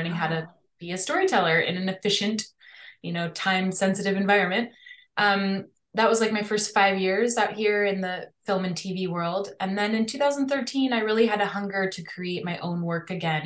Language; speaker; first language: English; native; English